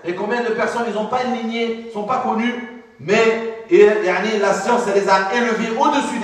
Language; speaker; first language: French; non-native, fluent; Arabic